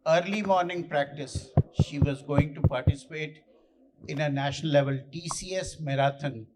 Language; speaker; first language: English; non-native, local second language; Punjabi